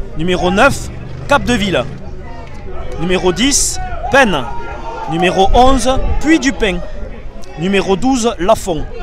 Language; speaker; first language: French; native; French